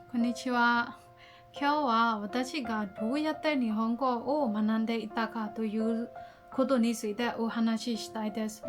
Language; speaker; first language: Japanese; non-native, fluent; Burmese